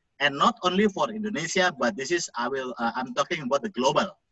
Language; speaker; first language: English; non-native, fluent; Indonesian